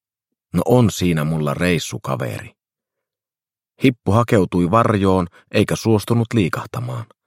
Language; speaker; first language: Finnish; native; Finnish